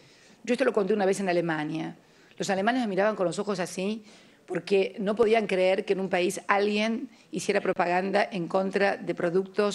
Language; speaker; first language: Spanish; native; Spanish